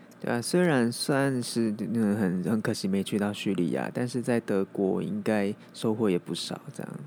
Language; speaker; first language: Chinese; native; Chinese